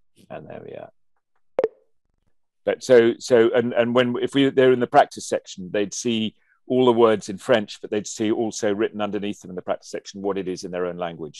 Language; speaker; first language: English; native; English